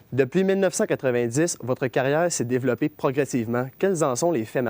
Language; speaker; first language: French; native; French